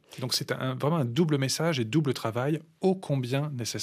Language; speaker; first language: French; native; French